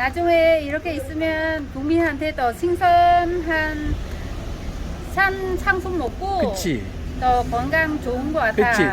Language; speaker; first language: Korean; non-native, learner; Vietnamese